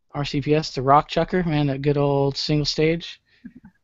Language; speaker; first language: English; native; English